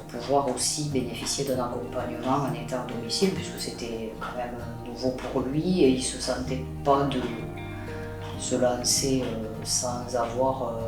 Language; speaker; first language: French; native; French